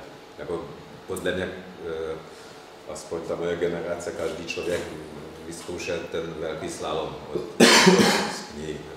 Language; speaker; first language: Czech; non-native, fluent; Hungarian